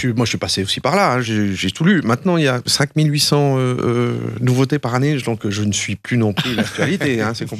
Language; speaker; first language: French; native; French